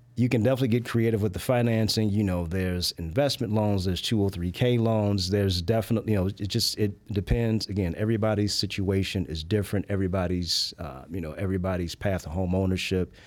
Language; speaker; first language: English; native; English